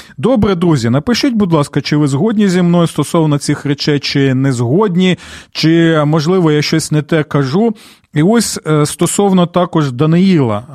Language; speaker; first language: Ukrainian; non-native, local second language; Russian